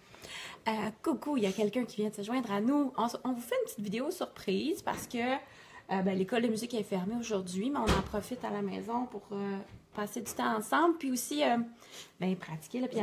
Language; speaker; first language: French; native; French